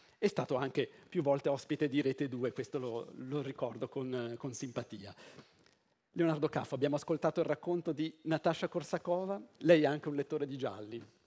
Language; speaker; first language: Italian; native; Italian